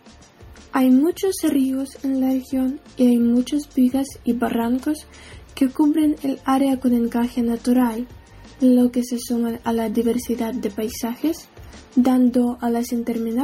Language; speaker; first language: Spanish; non-native, learner; Ukrainian